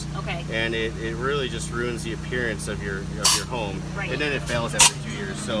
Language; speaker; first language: English; native; English